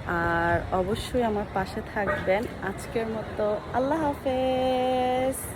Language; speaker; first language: Bangla; early bilingual, heritage; Bangla